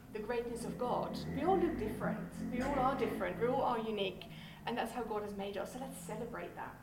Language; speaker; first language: English; non-native, fluent; Dutch